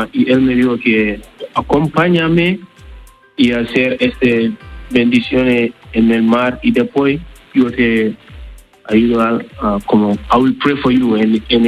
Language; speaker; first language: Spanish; non-native, learner; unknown